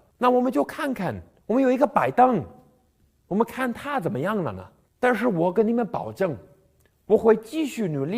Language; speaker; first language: Chinese; non-native, fluent; English